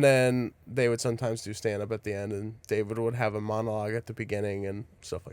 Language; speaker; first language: English; native; English